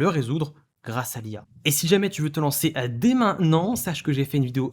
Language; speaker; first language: French; native; French